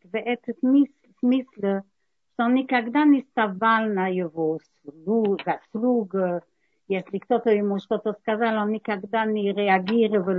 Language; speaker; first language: Russian; non-native, learner; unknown